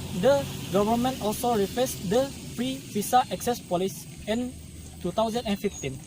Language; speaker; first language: English; non-native, learner; Indonesian